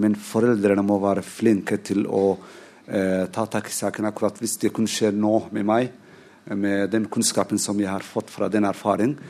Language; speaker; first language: Norwegian; non-native, fluent; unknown